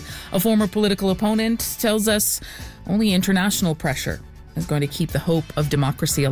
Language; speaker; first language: English; native; English